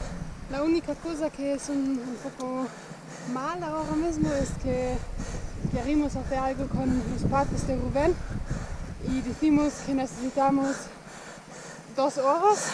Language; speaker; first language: Spanish; non-native, learner; German